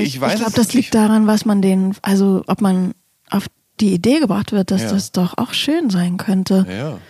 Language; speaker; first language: German; native; German